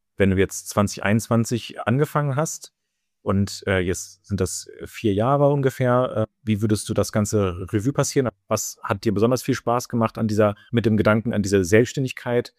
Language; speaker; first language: German; native; German